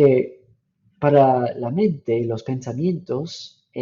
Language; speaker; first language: Spanish; non-native, fluent; English